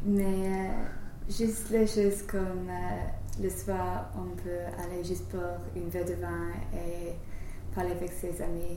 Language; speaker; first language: French; non-native, learner; English